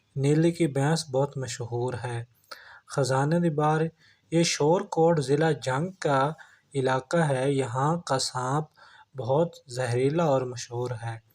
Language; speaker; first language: Urdu; non-native, local second language; Punjabi